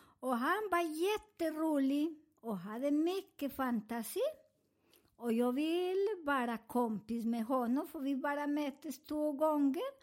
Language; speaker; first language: Swedish; non-native, fluent; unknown